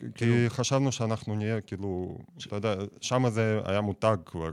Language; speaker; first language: Hebrew; non-native, fluent; Russian